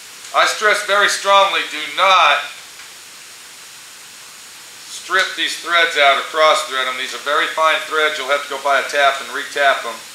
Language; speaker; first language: English; native; English